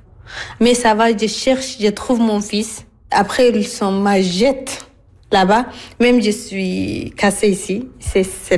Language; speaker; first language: French; non-native, learner; Arabic